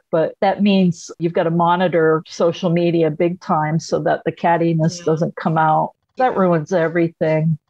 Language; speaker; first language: English; native; English